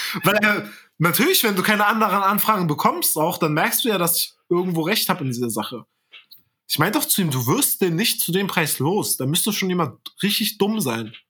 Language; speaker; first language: German; early bilingual, other home language; Turkish